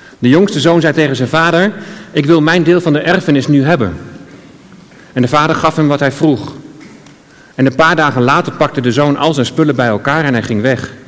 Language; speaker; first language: Dutch; native; Dutch